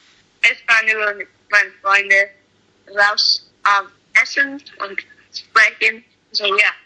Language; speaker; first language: German; non-native, learner; English